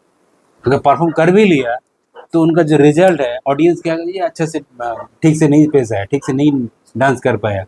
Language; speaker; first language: Hindi; non-native, local second language; Bangla